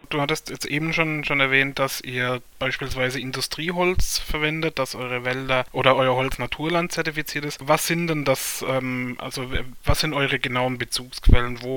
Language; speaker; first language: German; native; German